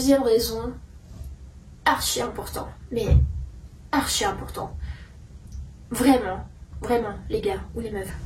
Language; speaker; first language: French; non-native, fluent; Russian